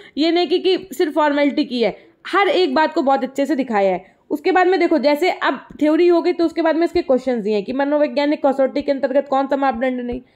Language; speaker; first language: Hindi; native; Hindi